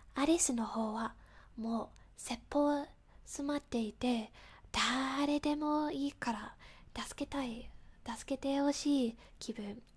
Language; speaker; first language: Japanese; non-native, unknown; English